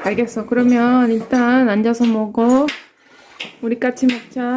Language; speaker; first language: Korean; non-native, fluent; Spanish